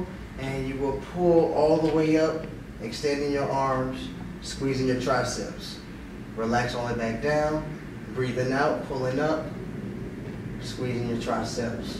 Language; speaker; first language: English; native; English